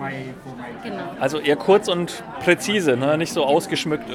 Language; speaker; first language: German; native; German